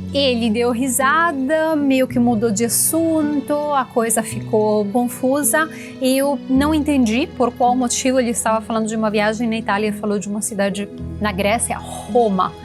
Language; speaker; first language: Portuguese; non-native, fluent; Italian